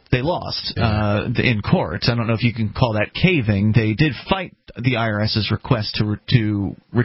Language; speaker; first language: English; native; English